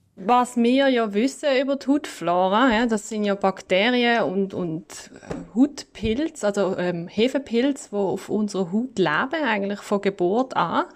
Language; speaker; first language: German; native; German